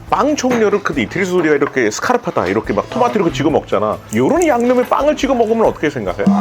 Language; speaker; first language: Korean; non-native, fluent; Italian